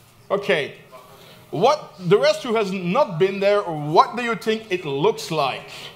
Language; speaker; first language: English; non-native, fluent; Dutch